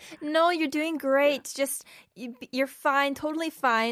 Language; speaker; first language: English; non-native, fluent; Korean